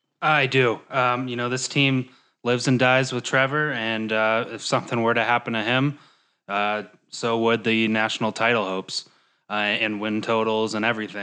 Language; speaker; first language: English; native; English